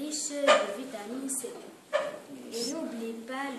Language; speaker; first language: French; non-native, learner; Arabic